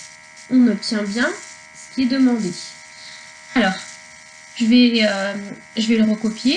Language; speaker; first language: French; native; French